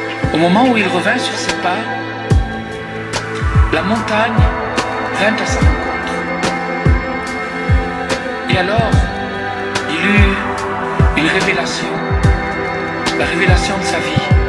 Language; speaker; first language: French; native; French